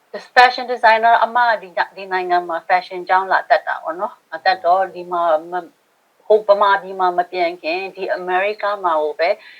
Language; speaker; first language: Burmese; non-native, local second language; Shan